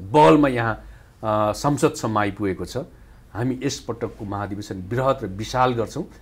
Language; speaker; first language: Nepali; non-native, local second language; Dangaura Tharu